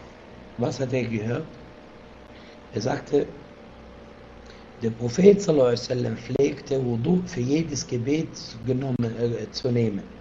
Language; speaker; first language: German; non-native, fluent; Arabic